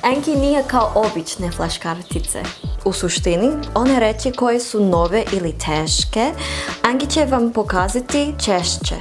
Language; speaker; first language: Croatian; non-native, fluent; English